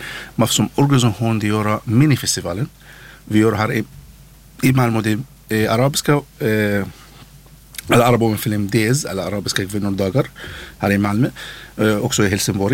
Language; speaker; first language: Swedish; non-native, learner; Arabic